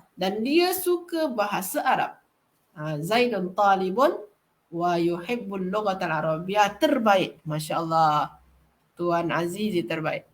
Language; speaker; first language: Malay; native; Malay